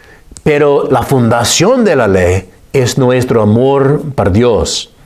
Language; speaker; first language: Spanish; non-native, fluent; English